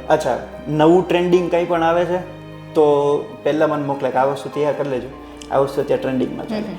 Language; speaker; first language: Gujarati; native; Gujarati